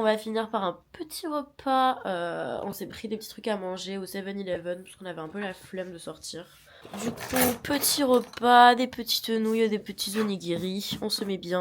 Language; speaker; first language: French; native; French